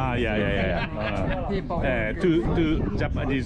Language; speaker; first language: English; non-native, learner; Japanese